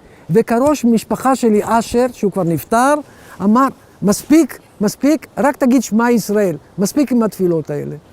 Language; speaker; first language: Hebrew; early bilingual, other home language; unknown